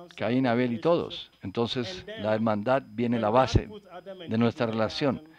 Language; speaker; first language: Spanish; non-native, fluent; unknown